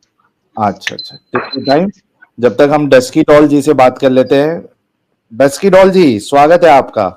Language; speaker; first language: Hindi; native; Hindi